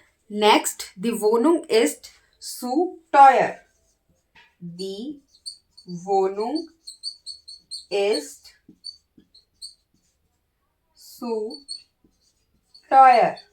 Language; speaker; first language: German; non-native, learner; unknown